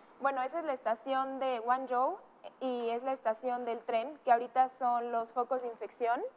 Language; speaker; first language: Spanish; native; Spanish